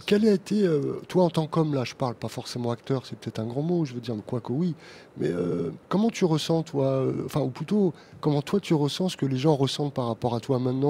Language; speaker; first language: French; native; French